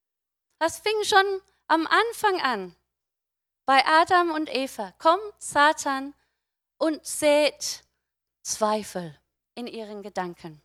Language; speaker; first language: German; non-native, fluent; English